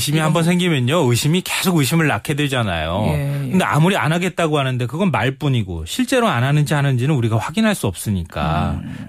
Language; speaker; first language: Korean; native; Korean